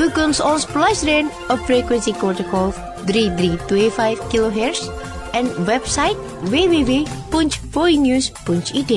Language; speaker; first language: Dutch; non-native, fluent; Indonesian